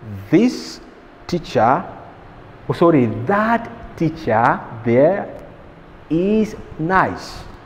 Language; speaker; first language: English; non-native, local second language; Hausa